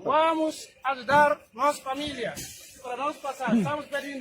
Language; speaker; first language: Portuguese; non-native, learner; Haitian Creole